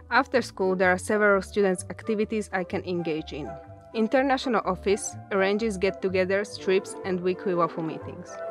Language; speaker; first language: English; non-native, fluent; Slovak